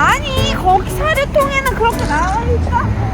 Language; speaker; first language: Korean; native; Korean